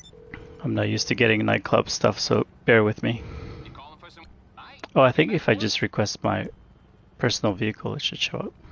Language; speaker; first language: English; native; English